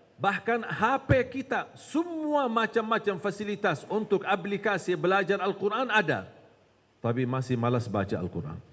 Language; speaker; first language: Malay; non-native, fluent; Arabic